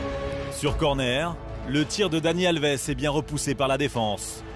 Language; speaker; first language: French; native; French